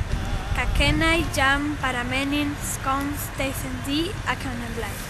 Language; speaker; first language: Welsh; non-native, learner; Spanish